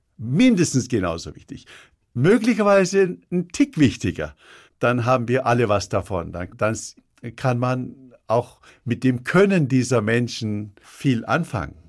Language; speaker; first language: German; early bilingual, other home language; Turkish